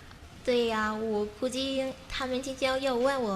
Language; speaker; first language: Chinese; non-native, learner; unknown